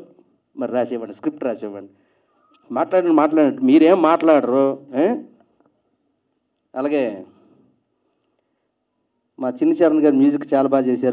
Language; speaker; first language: Telugu; native; Telugu